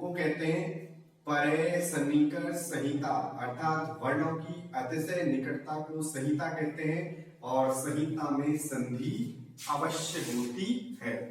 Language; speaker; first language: Hindi; native; Hindi